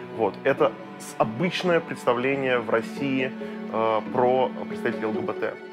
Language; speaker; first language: Russian; native; Russian